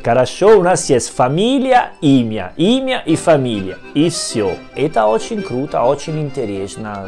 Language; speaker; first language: Russian; non-native, learner; Italian